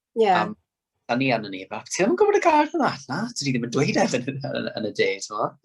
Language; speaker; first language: Welsh; non-native, local second language; English